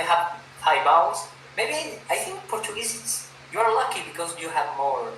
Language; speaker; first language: English; non-native, fluent; Spanish